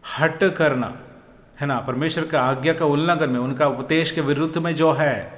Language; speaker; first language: Hindi; non-native, local second language; Malayalam